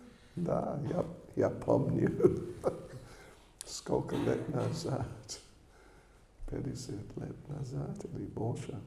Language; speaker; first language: Russian; non-native, learner; English